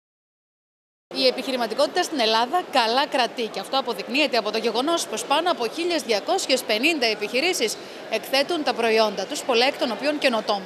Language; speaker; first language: Greek; native; Greek